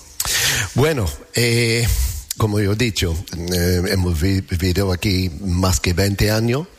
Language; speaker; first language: Spanish; non-native, learner; English